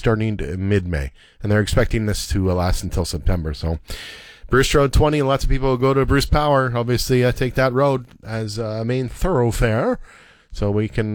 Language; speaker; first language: English; native; English